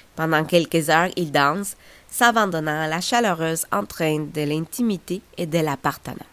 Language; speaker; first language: French; non-native, fluent; Spanish